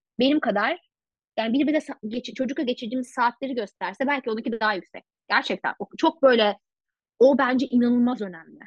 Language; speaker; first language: Turkish; native; Turkish